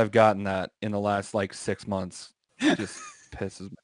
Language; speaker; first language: English; native; English